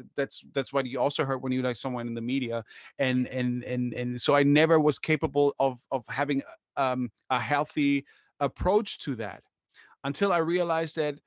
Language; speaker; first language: English; non-native, fluent; German